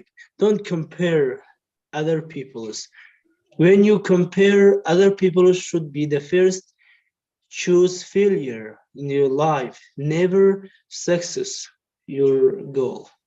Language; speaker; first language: English; non-native, learner; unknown